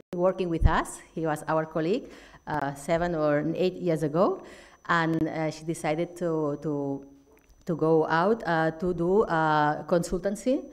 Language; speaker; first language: English; non-native, fluent; Catalan